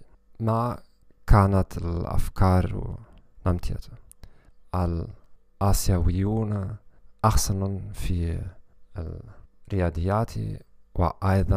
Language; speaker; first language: Arabic; non-native, learner; German